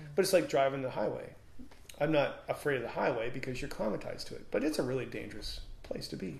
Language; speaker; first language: English; native; English